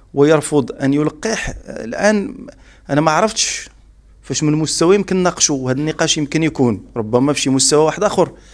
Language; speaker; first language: Arabic; native; Arabic